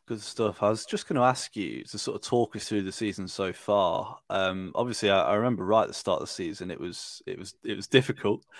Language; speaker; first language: English; native; English